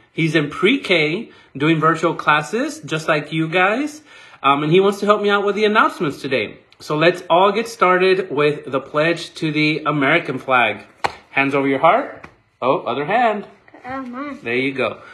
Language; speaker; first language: English; native; English